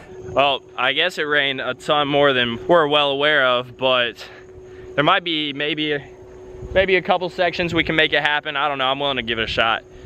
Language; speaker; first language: English; native; English